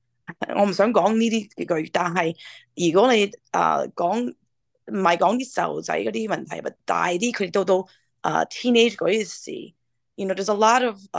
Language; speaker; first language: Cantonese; early bilingual, heritage; English